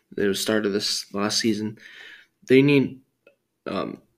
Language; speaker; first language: English; native; English